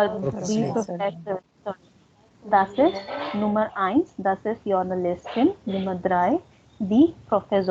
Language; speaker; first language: German; non-native, learner; Hindi